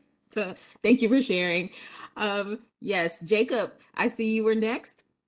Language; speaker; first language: English; native; English